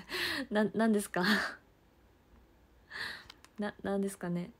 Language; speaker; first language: Japanese; native; Japanese